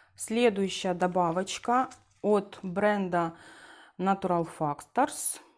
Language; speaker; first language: Russian; non-native, local second language; Ukrainian